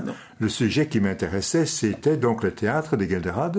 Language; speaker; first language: French; non-native, local second language; Dutch